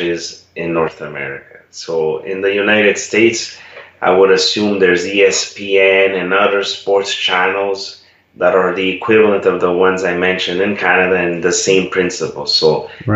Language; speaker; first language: English; non-native, fluent; Italian